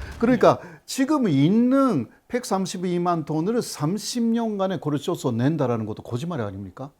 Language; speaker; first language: Korean; non-native, fluent; Japanese